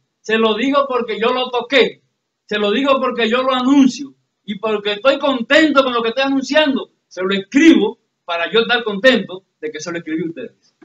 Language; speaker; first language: Spanish; native; Spanish